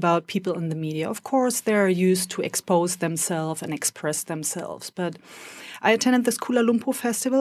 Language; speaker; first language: English; non-native, fluent; German